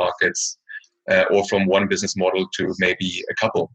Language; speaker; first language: English; non-native, fluent; German